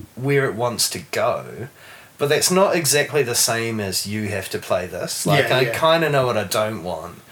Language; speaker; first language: English; native; English